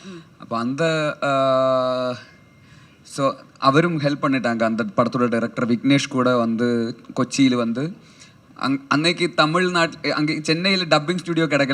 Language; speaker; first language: Tamil; non-native, learner; Malayalam